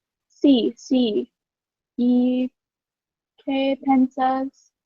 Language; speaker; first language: Spanish; non-native, learner; English